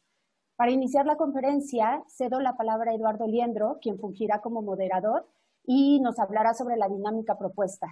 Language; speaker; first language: Spanish; native; Spanish